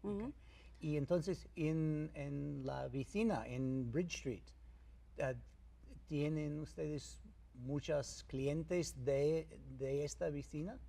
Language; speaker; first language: Spanish; non-native, learner; English